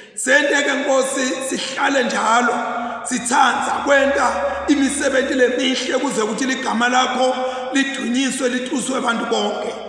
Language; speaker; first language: Zulu; non-native, local second language; Swati